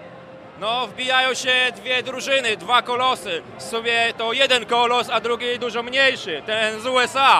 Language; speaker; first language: Polish; native; Polish